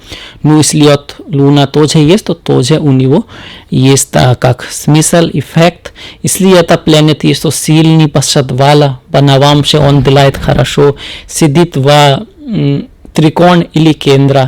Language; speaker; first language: Russian; non-native, learner; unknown